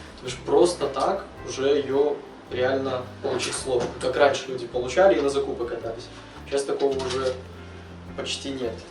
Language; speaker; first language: Russian; native; Russian